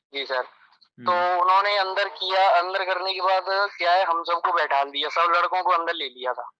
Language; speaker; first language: Hindi; native; Hindi